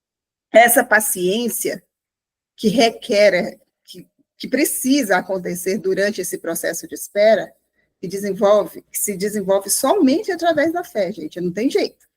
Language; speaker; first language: Portuguese; native; Portuguese